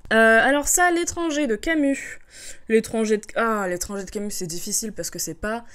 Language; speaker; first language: French; native; French